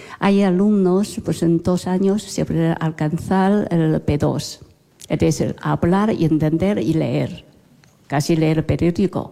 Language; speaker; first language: Spanish; non-native, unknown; Chinese